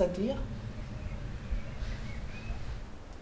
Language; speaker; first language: French; non-native, fluent; German